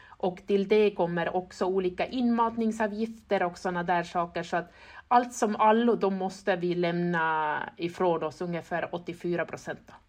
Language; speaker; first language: Swedish; non-native, fluent; Estonian